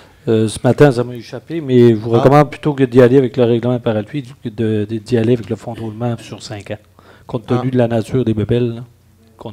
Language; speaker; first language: French; native; French